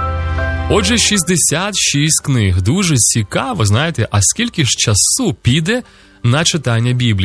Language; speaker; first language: Ukrainian; native; Ukrainian